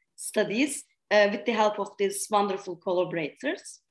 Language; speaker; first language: English; non-native, fluent; Turkish